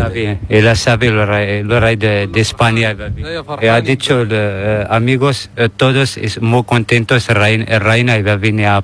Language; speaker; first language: Spanish; non-native, learner; Arabic